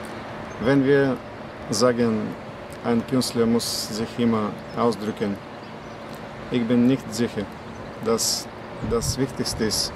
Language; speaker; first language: German; non-native, fluent; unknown